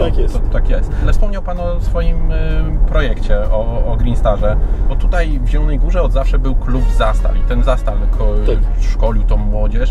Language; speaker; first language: Polish; native; Polish